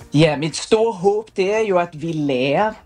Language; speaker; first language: Danish; non-native, fluent; Persian